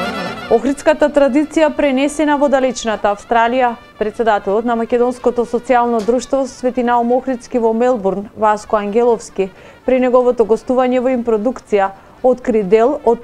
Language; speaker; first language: Macedonian; native; Macedonian